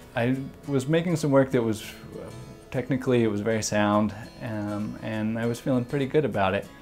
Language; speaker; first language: English; native; English